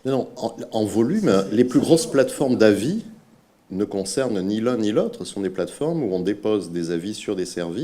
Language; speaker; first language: French; native; French